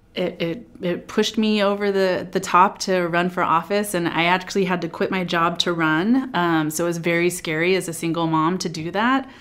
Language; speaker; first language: English; native; English